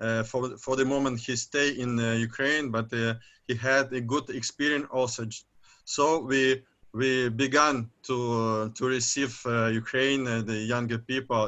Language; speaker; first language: English; non-native, learner; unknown